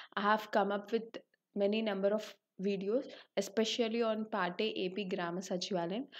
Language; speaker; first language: English; non-native, local second language; Telugu